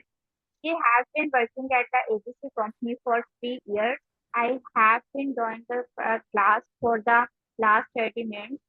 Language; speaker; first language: English; non-native, learner; Urdu